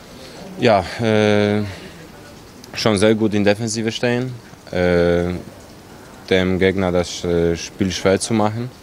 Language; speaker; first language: German; non-native, fluent; Polish